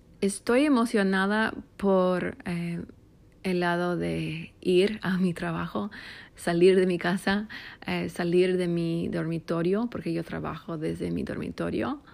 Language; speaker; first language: Spanish; non-native, fluent; English